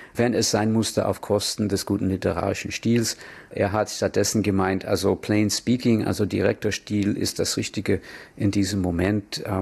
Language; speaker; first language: German; non-native, fluent; English